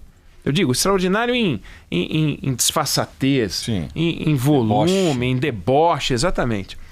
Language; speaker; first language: Portuguese; native; Portuguese